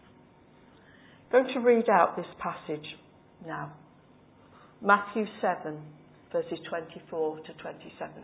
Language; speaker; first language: English; native; English